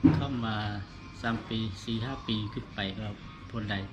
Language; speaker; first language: Thai; non-native, learner; Burmese